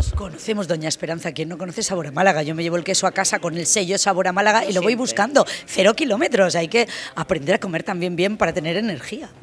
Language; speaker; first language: Spanish; native; Spanish